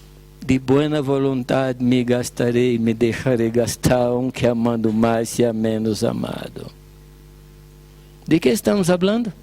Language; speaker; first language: Spanish; non-native, fluent; Portuguese